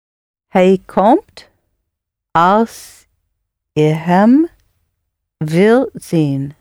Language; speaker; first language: Dutch; non-native, learner; English